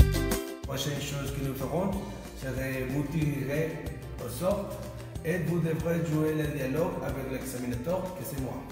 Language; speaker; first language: French; non-native, learner; Spanish